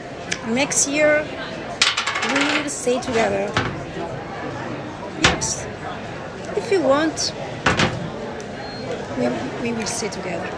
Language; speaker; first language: English; non-native, learner; Italian